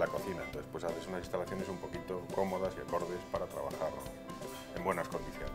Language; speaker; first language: Spanish; native; Spanish